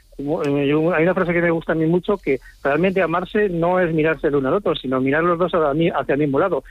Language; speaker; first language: Spanish; native; Spanish